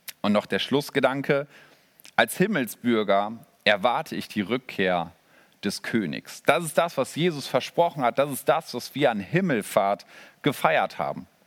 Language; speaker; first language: German; native; German